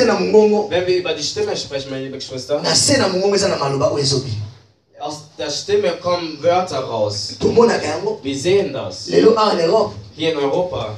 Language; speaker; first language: German; non-native, learner; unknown